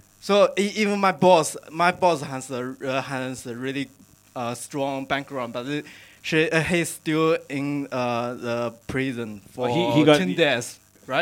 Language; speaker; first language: English; non-native, learner; Chinese